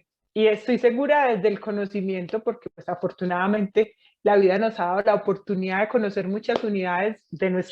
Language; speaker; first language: Spanish; native; Spanish